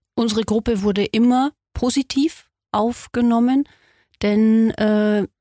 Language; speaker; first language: German; native; German